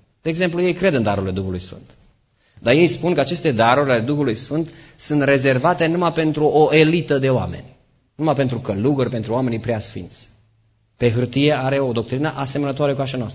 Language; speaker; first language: Romanian; native; Romanian